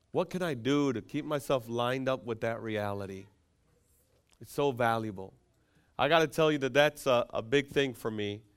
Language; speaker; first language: English; non-native, fluent; Spanish